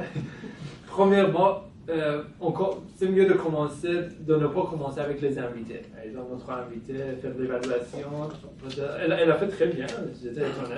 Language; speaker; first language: French; non-native, fluent; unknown